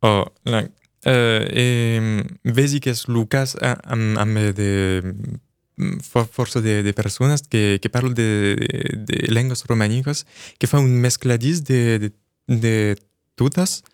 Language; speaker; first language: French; early bilingual, other home language; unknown